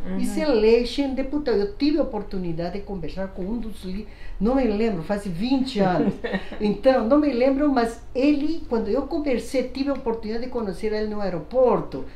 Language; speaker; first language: Portuguese; non-native, fluent; Spanish